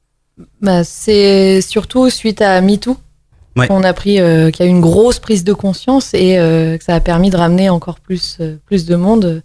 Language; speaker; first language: French; native; French